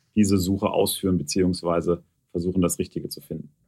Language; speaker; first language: German; native; German